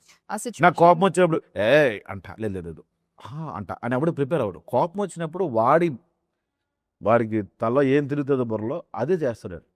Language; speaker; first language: Telugu; native; Telugu